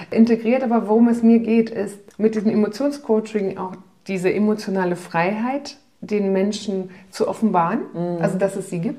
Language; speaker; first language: German; early bilingual, other home language; Polish